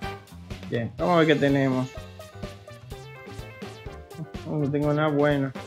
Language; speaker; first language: Spanish; native; Spanish